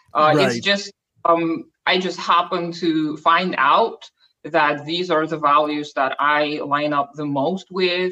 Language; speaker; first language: English; non-native, fluent; Russian